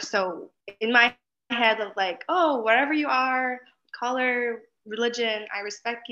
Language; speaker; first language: English; non-native, local second language; Filipino